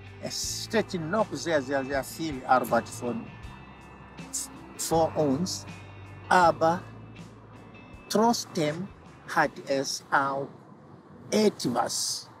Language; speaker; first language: German; non-native, fluent; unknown